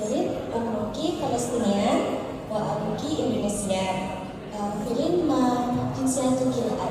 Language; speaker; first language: Arabic; non-native, learner; Indonesian